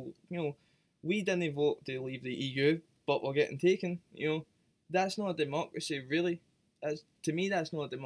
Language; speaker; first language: English; native; English